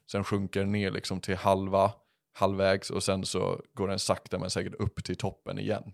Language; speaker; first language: Swedish; early bilingual, other home language; English